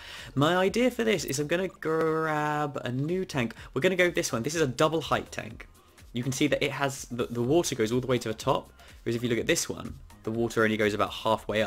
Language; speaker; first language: English; native; English